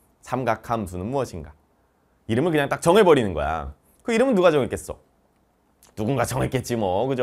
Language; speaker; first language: Korean; native; Korean